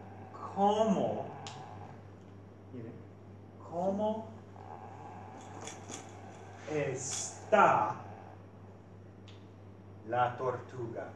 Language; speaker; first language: Spanish; non-native, fluent; English